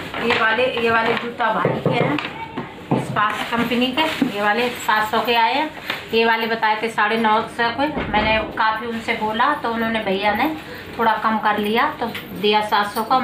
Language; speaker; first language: Hindi; native; Hindi